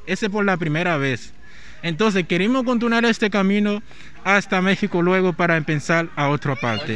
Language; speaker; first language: Spanish; non-native, learner; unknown